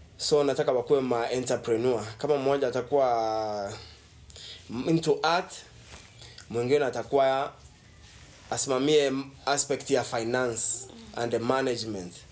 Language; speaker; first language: Swahili; non-native, local second language; Gusii